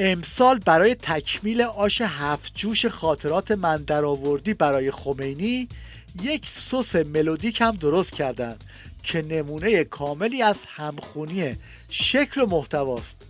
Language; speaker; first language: Persian; native; Persian